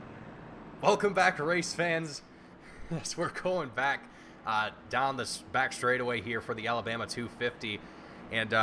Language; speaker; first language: English; native; English